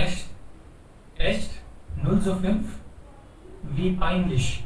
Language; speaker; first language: German; non-native, learner; Hindi